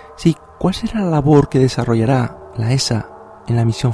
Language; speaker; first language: Spanish; native; Spanish